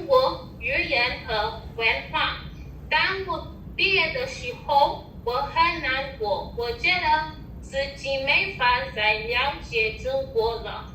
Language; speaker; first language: Chinese; non-native, learner; English